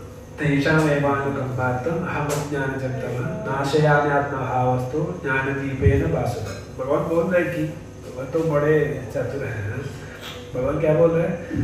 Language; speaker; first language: Hindi; non-native, fluent; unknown